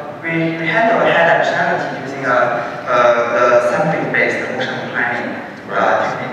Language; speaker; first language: English; non-native, fluent; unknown